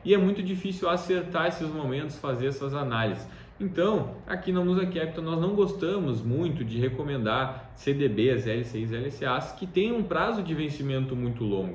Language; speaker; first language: Portuguese; native; Portuguese